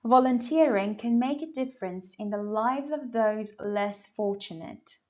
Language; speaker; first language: English; non-native, fluent; Persian